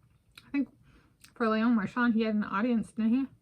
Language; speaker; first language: English; native; English